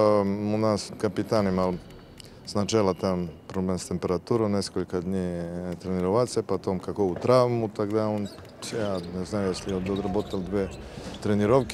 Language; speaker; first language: Russian; non-native, learner; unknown